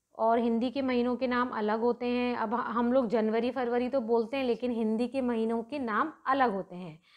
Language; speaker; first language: Hindi; native; Hindi